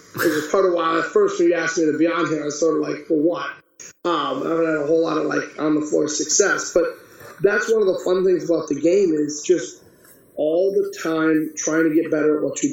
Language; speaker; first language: English; native; English